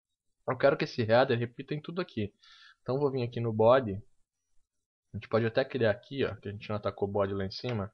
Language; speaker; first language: Portuguese; native; Portuguese